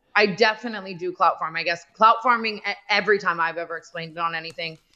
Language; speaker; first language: English; native; English